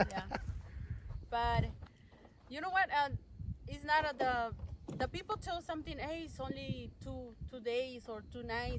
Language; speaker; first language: English; non-native, learner; Spanish